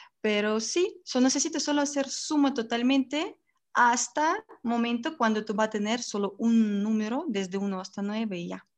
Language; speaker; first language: Spanish; non-native, learner; Russian